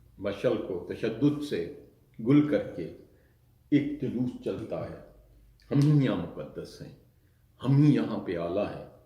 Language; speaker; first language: Urdu; non-native, local second language; Punjabi